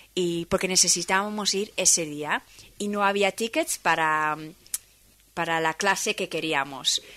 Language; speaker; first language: Spanish; non-native, fluent; Dutch